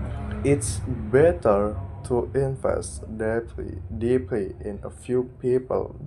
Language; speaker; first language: English; non-native, learner; Indonesian